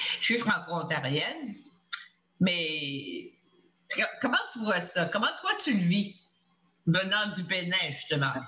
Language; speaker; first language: French; native; French